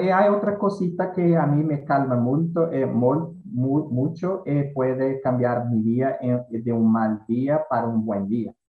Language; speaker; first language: Spanish; non-native, fluent; Portuguese